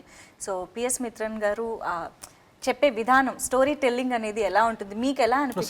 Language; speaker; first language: Telugu; native; Telugu